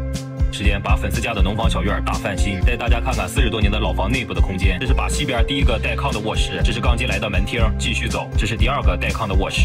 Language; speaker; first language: Chinese; native; Chinese